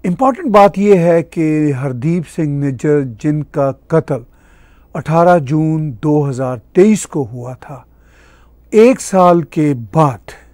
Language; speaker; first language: Urdu; non-native, local second language; Punjabi